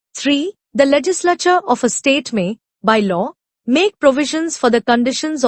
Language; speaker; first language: English; non-native, local second language; Telugu